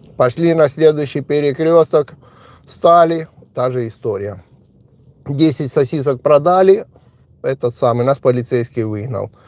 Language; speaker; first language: Russian; native; Russian